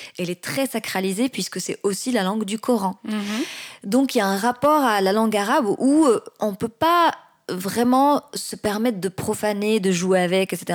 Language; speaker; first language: French; non-native, local second language; Arabic